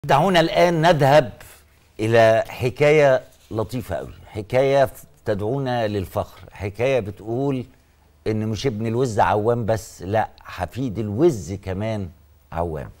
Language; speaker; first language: Arabic; native; Arabic